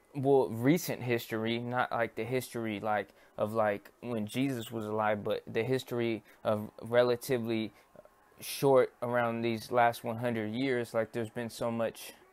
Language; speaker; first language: English; native; English